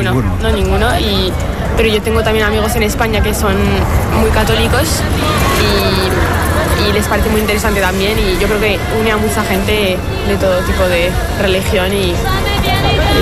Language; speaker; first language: Spanish; non-native, fluent; French